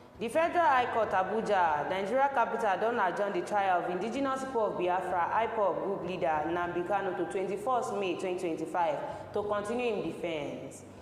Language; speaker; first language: Nigerian Pidgin; non-native, local second language; Yoruba